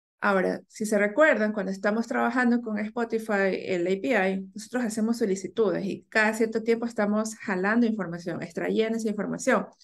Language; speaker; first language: Spanish; native; Spanish